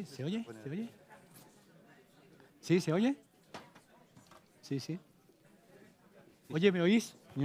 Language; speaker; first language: Spanish; native; Spanish